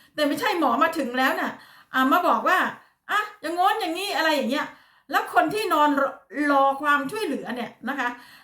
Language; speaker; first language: Thai; native; Thai